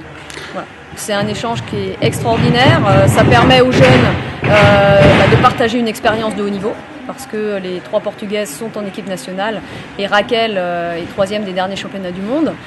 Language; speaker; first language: French; native; French